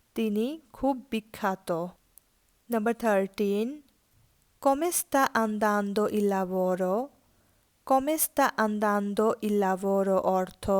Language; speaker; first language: Bangla; native; Bangla